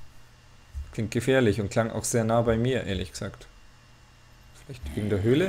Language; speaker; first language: German; native; German